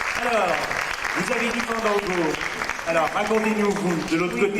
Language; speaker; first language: French; native; French